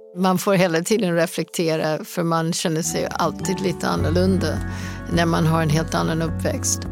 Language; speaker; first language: Swedish; non-native, fluent; English